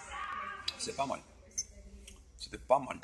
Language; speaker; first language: French; non-native, fluent; Russian